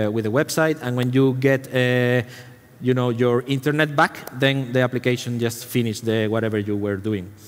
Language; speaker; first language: English; non-native, fluent; Spanish